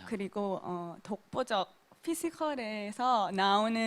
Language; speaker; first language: Korean; non-native, local second language; Thai